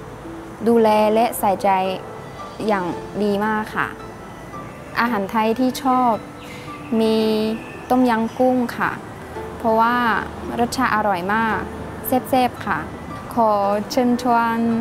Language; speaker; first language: Thai; non-native, learner; Chinese